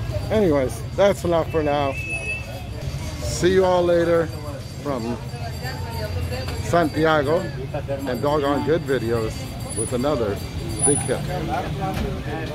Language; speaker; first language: English; native; English